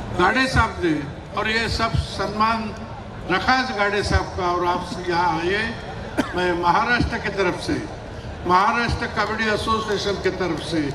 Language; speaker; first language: Hindi; non-native, local second language; Marathi